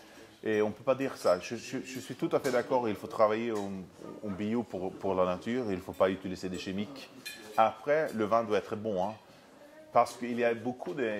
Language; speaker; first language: French; non-native, fluent; Swedish